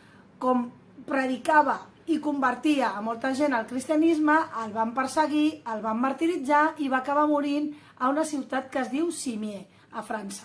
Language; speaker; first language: Catalan; native; Catalan